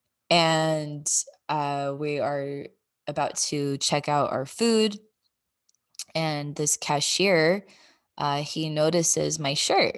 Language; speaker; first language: English; native; English